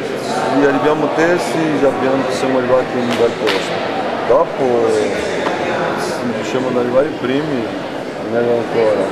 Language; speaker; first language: Italian; non-native, fluent; Portuguese